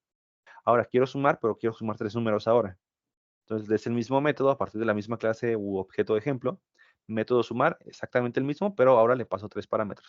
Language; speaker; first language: Spanish; native; Spanish